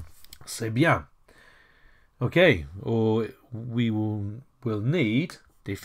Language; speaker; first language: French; non-native, fluent; English